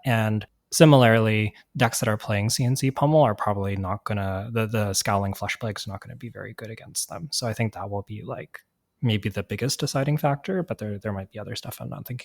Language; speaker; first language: English; native; English